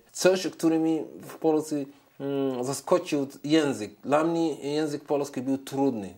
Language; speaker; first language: Polish; non-native, fluent; Arabic